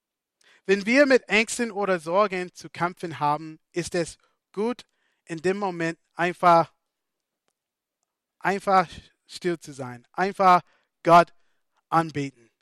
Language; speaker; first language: German; non-native, fluent; English